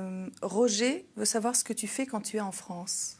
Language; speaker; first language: French; native; French